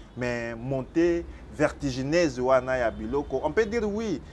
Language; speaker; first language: French; non-native, local second language; Lingala